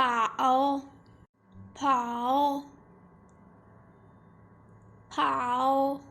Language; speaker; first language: Chinese; non-native, fluent; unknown